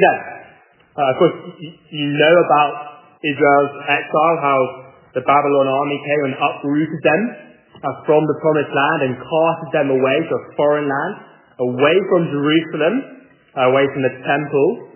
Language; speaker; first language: English; native; English